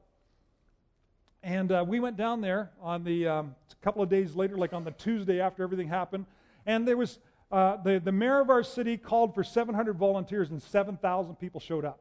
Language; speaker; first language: English; native; English